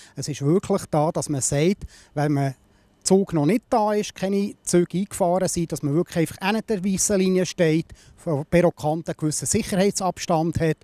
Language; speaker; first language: German; native; German